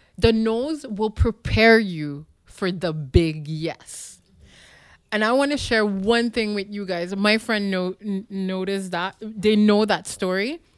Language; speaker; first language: English; non-native, local second language; French